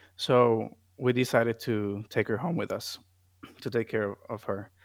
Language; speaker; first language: English; non-native, fluent; Spanish